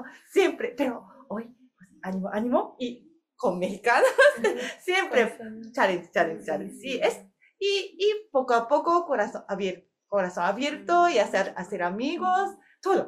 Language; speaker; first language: Spanish; non-native, learner; Japanese